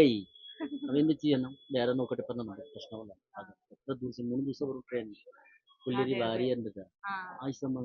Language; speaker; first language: Malayalam; non-native, local second language; Nepali